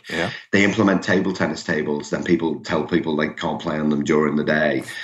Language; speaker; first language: English; native; English